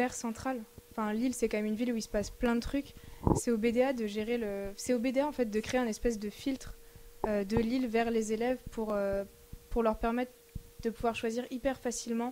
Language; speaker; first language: French; native; French